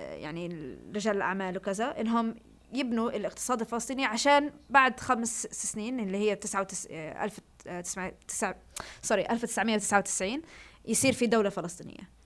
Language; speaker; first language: Arabic; early bilingual, heritage; Arabic